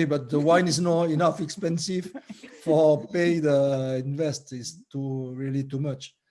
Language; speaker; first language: English; non-native, learner; French